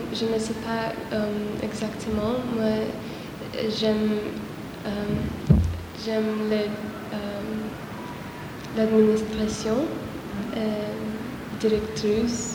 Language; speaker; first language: French; non-native, learner; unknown